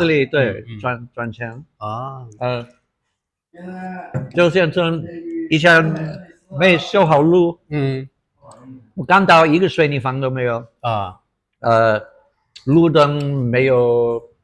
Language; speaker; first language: Chinese; non-native, fluent; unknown